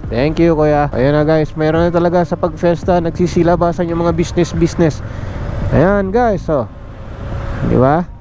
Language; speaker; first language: Filipino; non-native, local second language; Bikol